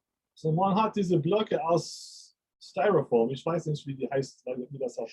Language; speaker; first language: German; non-native, fluent; English